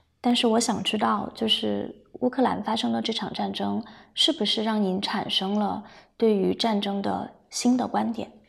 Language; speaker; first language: Chinese; native; Chinese